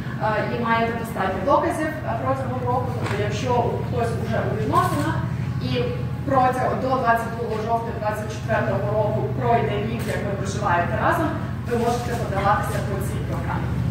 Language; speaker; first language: Ukrainian; native; Ukrainian